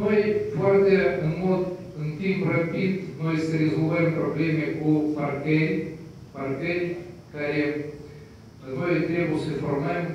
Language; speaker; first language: Romanian; non-native, local second language; Russian